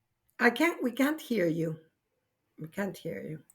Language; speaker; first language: English; non-native, fluent; Spanish